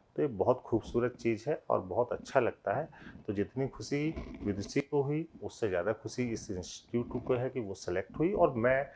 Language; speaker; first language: Hindi; native; Hindi